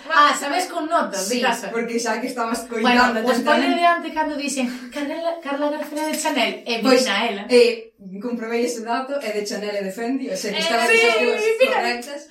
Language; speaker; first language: Galician; native; Galician